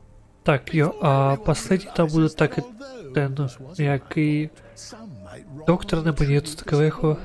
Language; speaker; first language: Czech; non-native, learner; Ukrainian